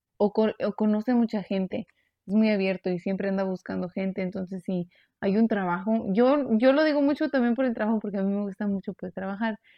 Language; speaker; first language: Spanish; early bilingual, heritage; Spanish